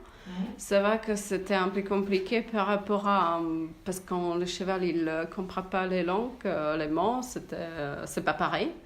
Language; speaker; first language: French; non-native, fluent; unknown